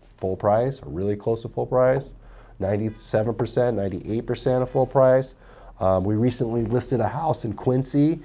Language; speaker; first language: English; native; English